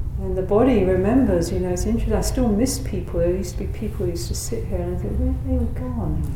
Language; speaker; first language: English; native; English